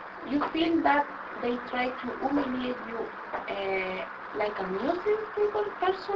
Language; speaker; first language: English; non-native, learner; Spanish